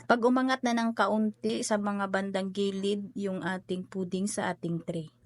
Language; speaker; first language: Filipino; non-native, local second language; Cebuano